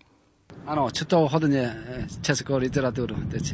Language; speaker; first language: Czech; non-native, learner; Korean